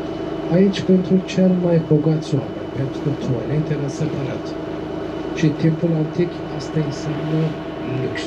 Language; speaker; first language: Romanian; non-native, learner; Turkish